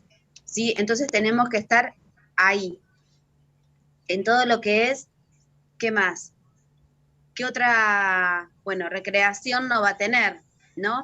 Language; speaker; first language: Spanish; native; Spanish